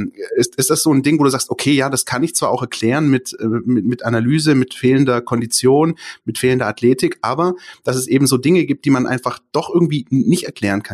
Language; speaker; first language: German; native; German